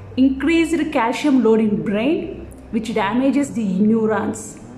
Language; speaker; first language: English; non-native, local second language; Tamil